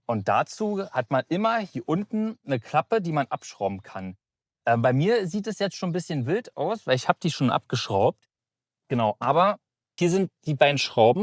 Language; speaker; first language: German; native; German